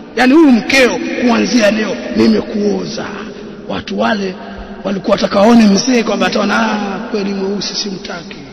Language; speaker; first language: Swahili; native; Swahili